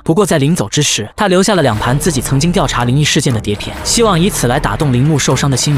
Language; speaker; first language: Chinese; native; Chinese